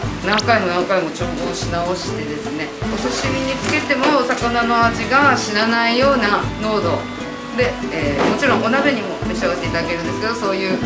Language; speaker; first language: Japanese; native; Japanese